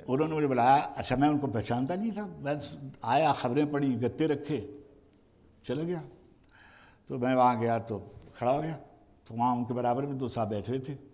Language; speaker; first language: Urdu; native; Urdu